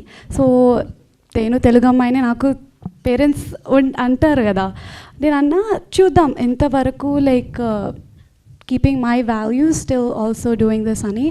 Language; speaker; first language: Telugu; early bilingual, heritage; Telugu